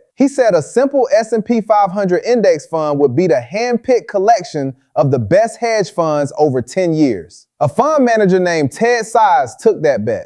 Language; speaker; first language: English; native; English